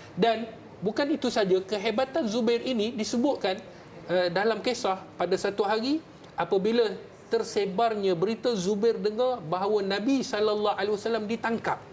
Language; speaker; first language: Malay; native; Malay